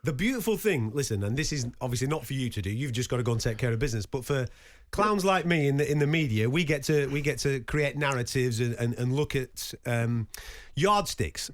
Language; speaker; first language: English; native; English